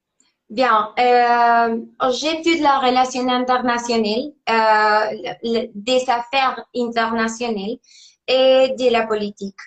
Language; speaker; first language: French; non-native, learner; Spanish